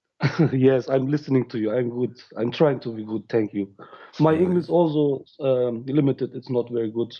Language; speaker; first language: English; non-native, learner; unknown